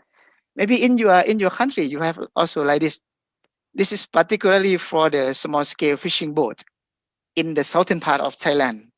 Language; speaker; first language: English; non-native, fluent; Thai